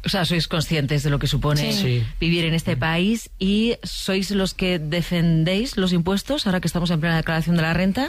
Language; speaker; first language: Spanish; native; Spanish